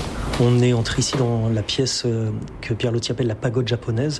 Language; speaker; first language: French; native; French